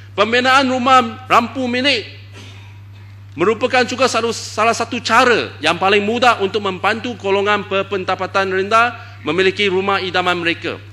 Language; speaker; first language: Malay; non-native, local second language; Chinese